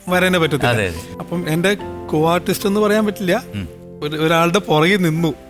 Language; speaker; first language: Malayalam; native; Malayalam